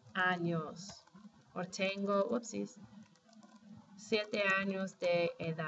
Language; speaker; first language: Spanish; non-native, fluent; English